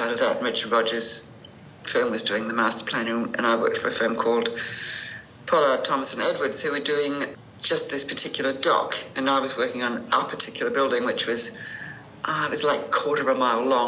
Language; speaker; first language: English; native; English